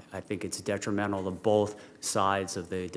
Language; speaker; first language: English; native; English